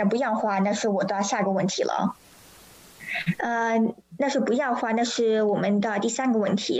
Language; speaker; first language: Chinese; early bilingual, heritage; Chinese